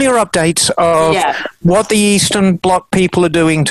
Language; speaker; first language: English; native; English